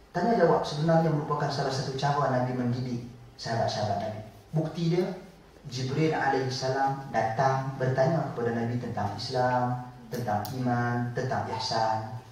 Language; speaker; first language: Malay; native; Malay